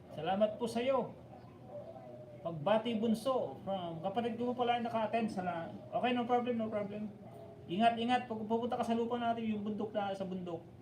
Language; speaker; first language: Filipino; non-native, local second language; Bikol